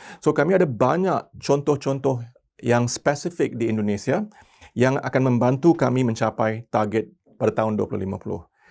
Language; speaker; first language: Malay; non-native, local second language; Tamil